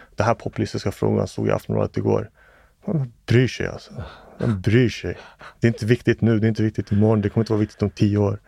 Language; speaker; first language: Swedish; early bilingual, other home language; English